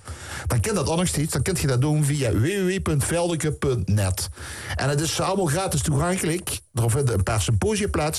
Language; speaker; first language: Dutch; native; Dutch